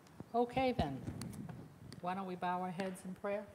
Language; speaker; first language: English; native; English